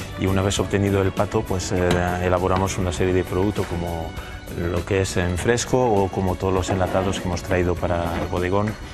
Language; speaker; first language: Spanish; early bilingual, heritage; Spanish